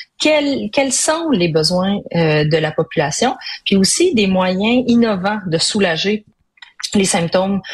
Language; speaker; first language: French; native; French